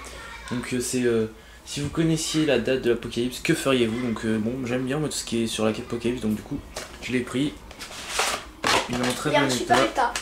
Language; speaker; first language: French; native; French